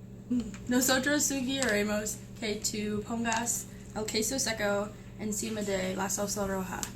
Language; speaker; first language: Spanish; non-native, learner; English